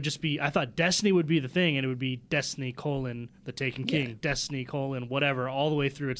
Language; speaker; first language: English; native; English